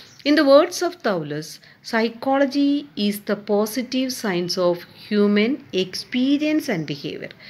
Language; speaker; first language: English; non-native, local second language; Malayalam